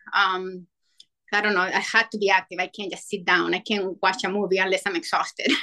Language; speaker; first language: English; non-native, fluent; Spanish